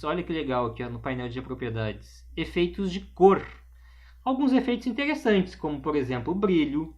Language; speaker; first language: Portuguese; native; Portuguese